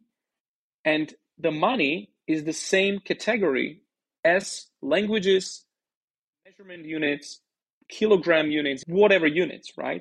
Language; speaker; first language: English; non-native, fluent; Slovak